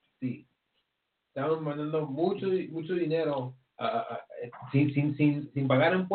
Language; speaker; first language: Spanish; early bilingual, heritage; Spanish